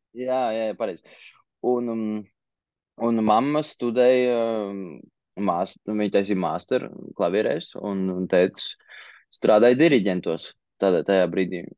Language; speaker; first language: Latvian; early bilingual, heritage; Latvian